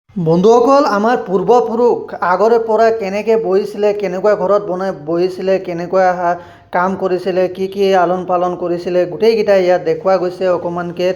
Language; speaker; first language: Assamese; non-native, local second language; Nepali